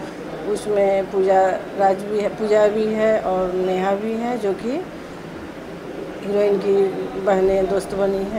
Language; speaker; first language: Hindi; native; Hindi